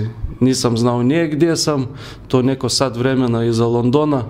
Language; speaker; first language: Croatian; non-native, learner; Lithuanian